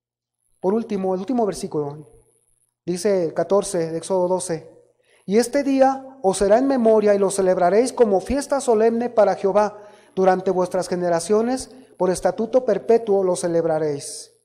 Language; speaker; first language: Spanish; native; Spanish